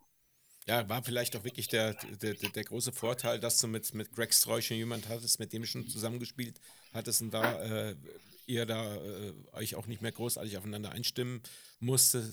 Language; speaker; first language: German; native; German